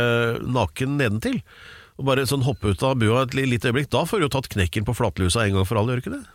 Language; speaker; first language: Norwegian; native; Norwegian